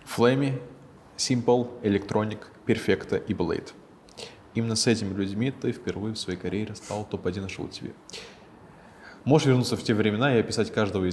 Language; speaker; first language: Russian; native; Russian